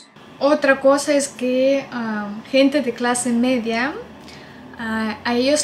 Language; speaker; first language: Spanish; non-native, fluent; Russian